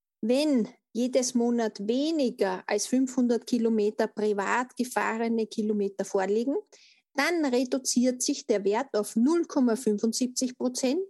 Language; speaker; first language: German; native; German